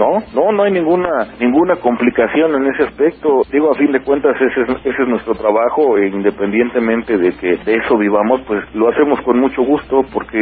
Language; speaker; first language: Spanish; native; Spanish